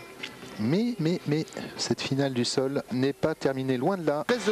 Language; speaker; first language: French; native; French